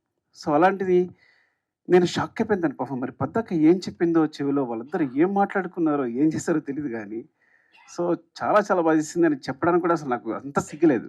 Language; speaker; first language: Telugu; native; Telugu